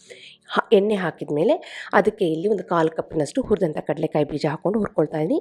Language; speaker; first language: Kannada; native; Kannada